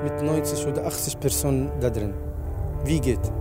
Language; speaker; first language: German; non-native, learner; Arabic